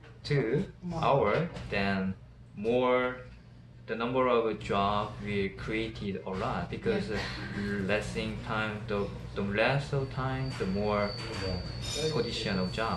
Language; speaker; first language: English; non-native, learner; Korean